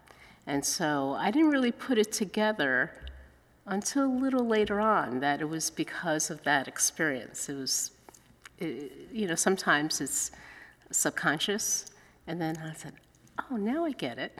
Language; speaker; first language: English; early bilingual, other home language; Cantonese